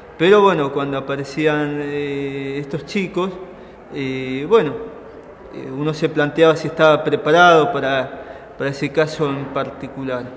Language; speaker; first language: Spanish; native; Spanish